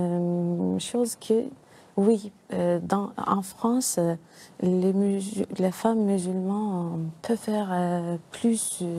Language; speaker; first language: French; non-native, learner; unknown